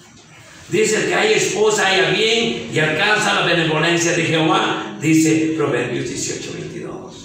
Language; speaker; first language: Spanish; native; Spanish